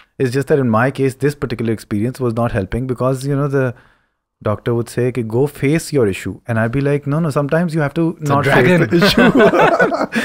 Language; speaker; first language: English; non-native, local second language; Urdu